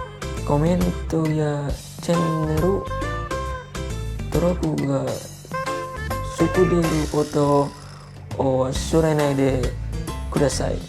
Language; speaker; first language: Japanese; non-native, learner; Indonesian